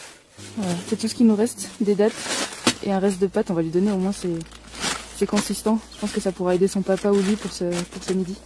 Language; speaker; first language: French; native; French